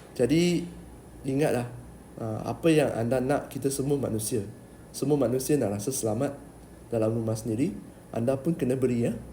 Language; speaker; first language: Malay; native; Malay